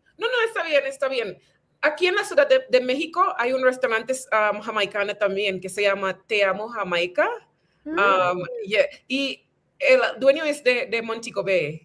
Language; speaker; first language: Spanish; non-native, fluent; English